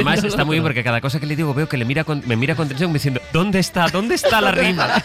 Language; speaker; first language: Spanish; native; Spanish